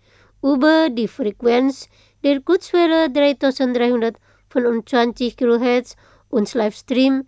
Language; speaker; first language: German; non-native, fluent; Indonesian